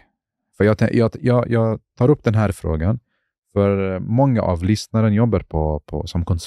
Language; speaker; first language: Swedish; non-native, fluent; Arabic